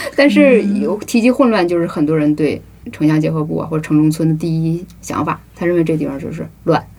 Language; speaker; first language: Chinese; native; Chinese